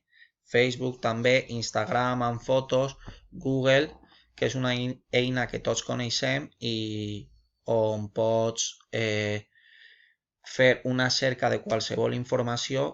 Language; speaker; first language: Catalan; non-native, local second language; Spanish